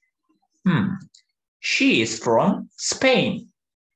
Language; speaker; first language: English; non-native, fluent; Turkish